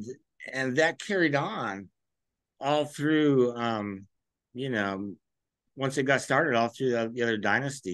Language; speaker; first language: English; native; English